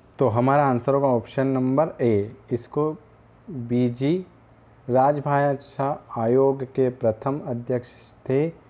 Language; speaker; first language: Hindi; native; Hindi